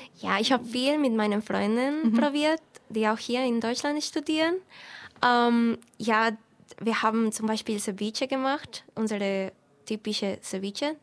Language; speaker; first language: German; non-native, fluent; Spanish